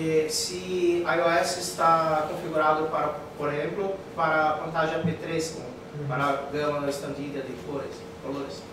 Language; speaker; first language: Spanish; non-native, learner; Portuguese